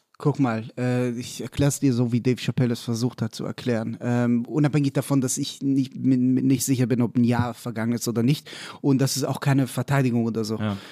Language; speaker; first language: German; non-native, fluent; Hebrew